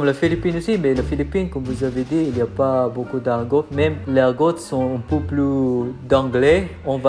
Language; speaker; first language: French; non-native, learner; Filipino